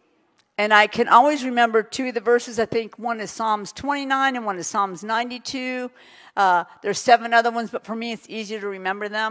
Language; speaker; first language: English; native; English